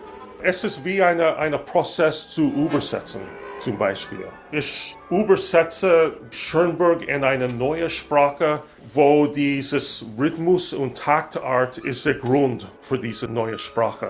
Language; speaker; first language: German; non-native, learner; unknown